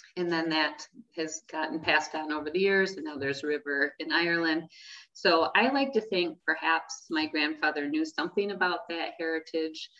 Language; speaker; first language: English; native; English